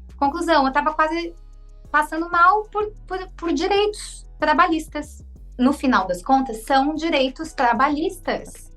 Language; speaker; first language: Portuguese; native; Portuguese